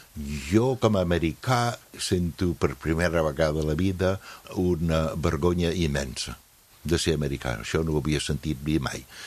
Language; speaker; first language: Catalan; non-native, fluent; English